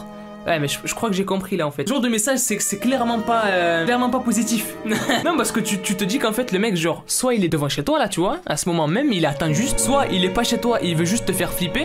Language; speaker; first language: French; native; French